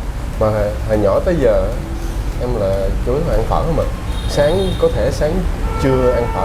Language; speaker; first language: Vietnamese; early bilingual, heritage; Vietnamese